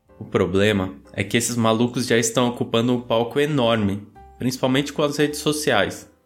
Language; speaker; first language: Portuguese; native; Portuguese